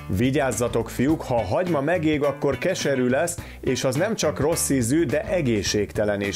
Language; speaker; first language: Hungarian; native; Hungarian